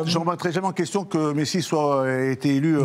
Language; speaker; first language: French; native; French